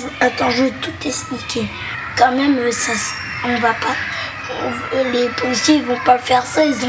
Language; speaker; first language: French; early bilingual, other home language; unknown